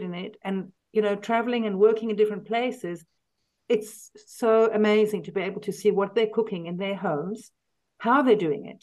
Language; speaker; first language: English; native; English